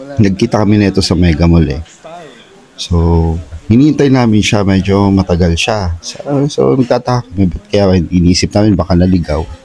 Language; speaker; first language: Filipino; native; Filipino